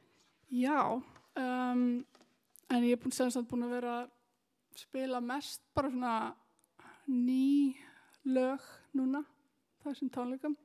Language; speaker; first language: Icelandic; native; Icelandic